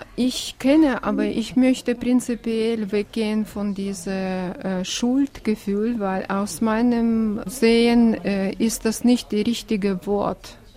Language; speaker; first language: German; non-native, fluent; Russian